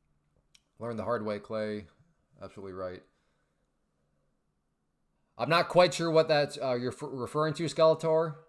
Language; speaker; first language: English; native; English